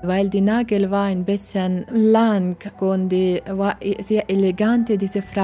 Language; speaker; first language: German; non-native, learner; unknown